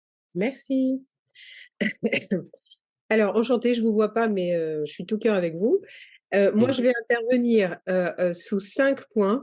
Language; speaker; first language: French; native; French